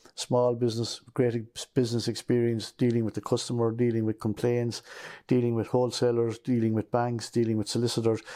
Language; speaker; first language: English; native; English